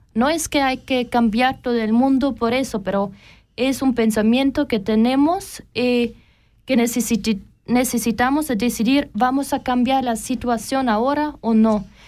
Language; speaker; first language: Spanish; non-native, learner; German